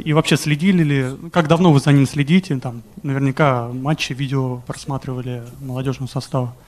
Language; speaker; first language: Russian; native; Russian